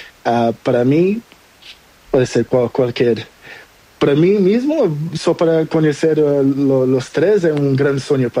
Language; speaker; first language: Spanish; non-native, learner; Portuguese